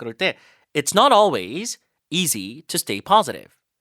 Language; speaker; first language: English; non-native, fluent; Korean